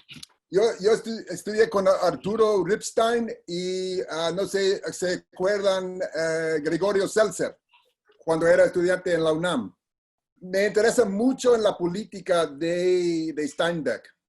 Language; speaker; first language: Spanish; non-native, learner; English